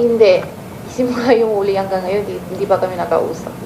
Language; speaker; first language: Filipino; non-native, learner; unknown